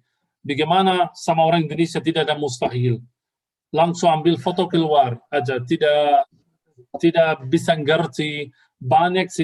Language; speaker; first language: Indonesian; non-native, fluent; Arabic